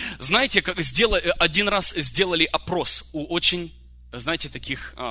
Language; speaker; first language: Russian; early bilingual, other home language; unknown